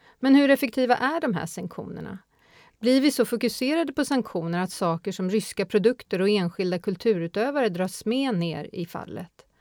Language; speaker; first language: Swedish; native; Swedish